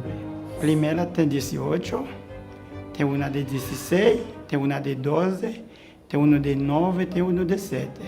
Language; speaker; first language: Portuguese; non-native, learner; Haitian Creole